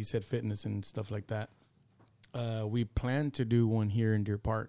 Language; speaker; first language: English; early bilingual, other home language; Spanish